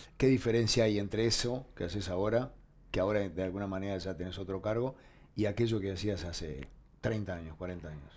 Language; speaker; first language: Spanish; native; Spanish